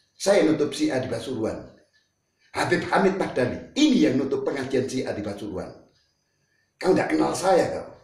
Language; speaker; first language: Malay; non-native, local second language; Buginese